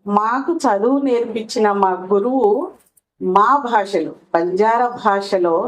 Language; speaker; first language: Telugu; non-native, local second language; Lambadi